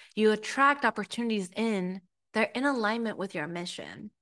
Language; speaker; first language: English; early bilingual, other home language; Spanish